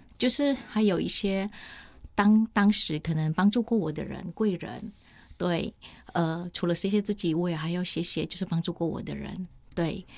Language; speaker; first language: Chinese; non-native, fluent; Vietnamese